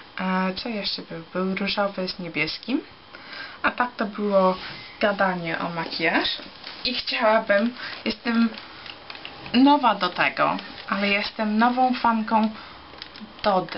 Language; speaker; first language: Polish; early bilingual, heritage; Polish